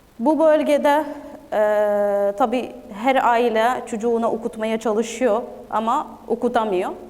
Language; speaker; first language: Turkish; non-native, fluent; Arabic